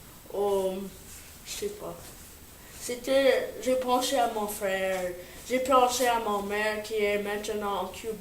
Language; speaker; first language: French; non-native, learner; English